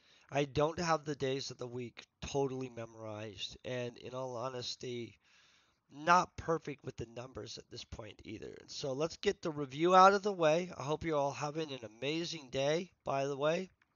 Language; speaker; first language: English; native; English